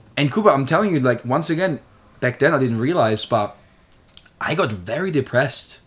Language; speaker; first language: English; non-native, fluent; German